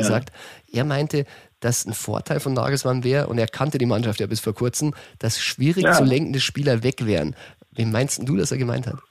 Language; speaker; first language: German; native; German